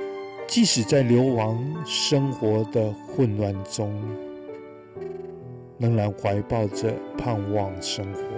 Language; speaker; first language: Chinese; native; Chinese